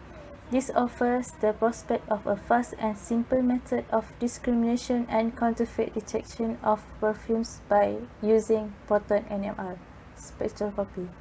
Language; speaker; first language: English; non-native, fluent; Malay